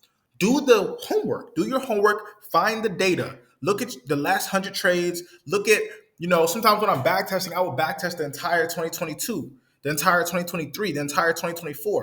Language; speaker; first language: English; native; English